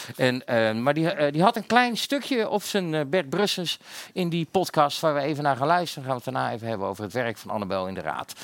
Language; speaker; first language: Dutch; native; Dutch